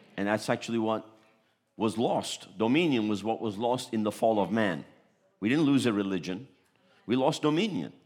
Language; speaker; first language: English; early bilingual, other home language; Turkish